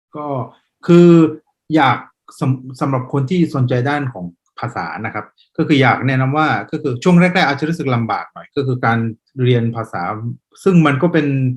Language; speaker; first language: Thai; non-native, fluent; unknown